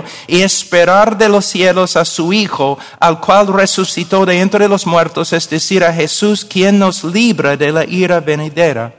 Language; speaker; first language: Spanish; non-native, fluent; English